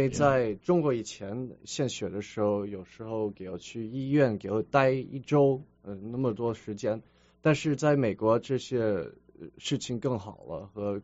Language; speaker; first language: Chinese; early bilingual, heritage; Chinese